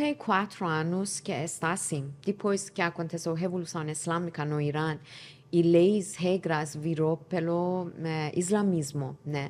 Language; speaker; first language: Portuguese; non-native, learner; Persian